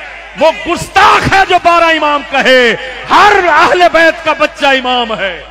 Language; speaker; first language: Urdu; non-native, local second language; Punjabi